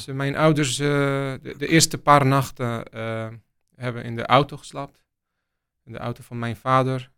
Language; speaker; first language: Dutch; non-native, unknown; Arabic